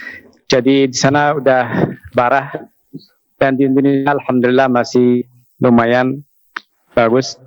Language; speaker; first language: Indonesian; non-native, fluent; Arabic